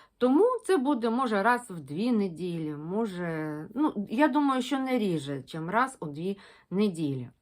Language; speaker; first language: Ukrainian; non-native, local second language; Russian